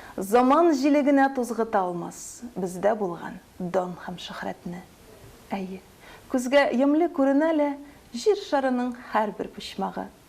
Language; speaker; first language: Tatar; native; Tatar